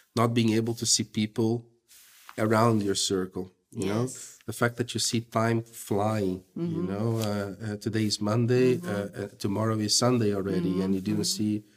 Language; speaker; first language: English; non-native, fluent; Portuguese